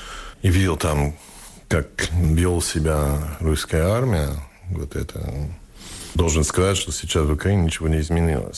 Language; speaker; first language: Russian; non-native, fluent; English